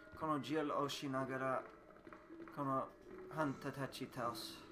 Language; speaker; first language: Japanese; non-native, learner; English